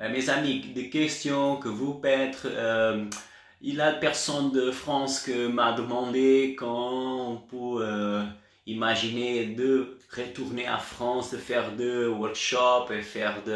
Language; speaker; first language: French; non-native, learner; Portuguese